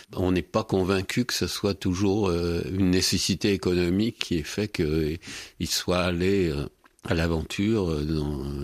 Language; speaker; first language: French; native; French